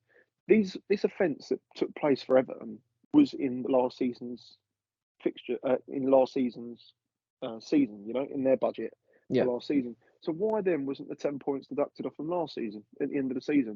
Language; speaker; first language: English; native; English